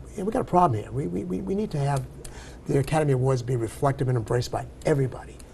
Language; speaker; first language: English; native; English